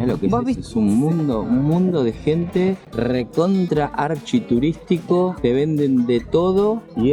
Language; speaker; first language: Spanish; native; Spanish